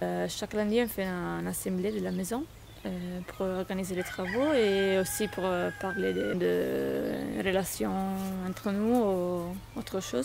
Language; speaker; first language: French; non-native, fluent; Italian